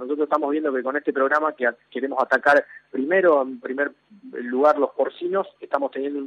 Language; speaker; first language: Spanish; native; Spanish